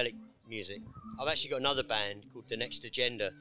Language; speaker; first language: English; native; English